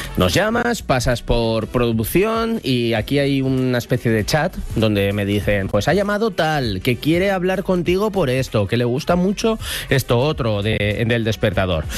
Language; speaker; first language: Spanish; native; Spanish